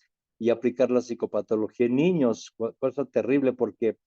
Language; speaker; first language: Spanish; native; Spanish